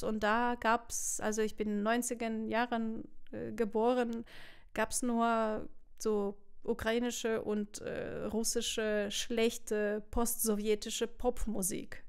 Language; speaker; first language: German; non-native, fluent; Russian